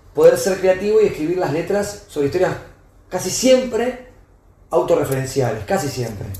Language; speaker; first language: Spanish; native; Spanish